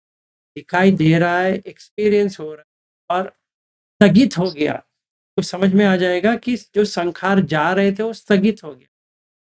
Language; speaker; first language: Hindi; native; Hindi